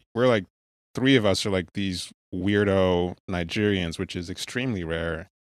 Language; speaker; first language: English; early bilingual, other home language; Yoruba